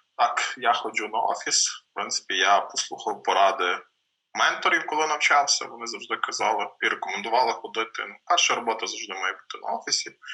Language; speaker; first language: Ukrainian; native; Ukrainian